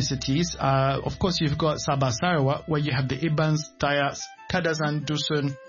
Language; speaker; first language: English; non-native, local second language; Malay